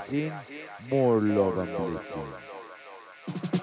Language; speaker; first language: English; non-native, learner; Spanish